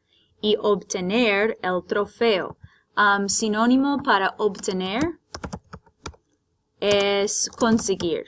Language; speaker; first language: Spanish; non-native, fluent; English